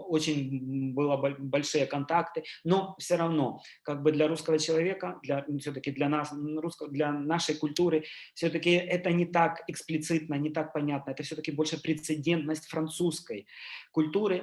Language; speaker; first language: Russian; native; Russian